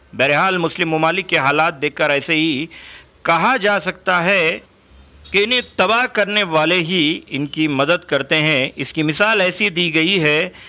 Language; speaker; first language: Urdu; native; Urdu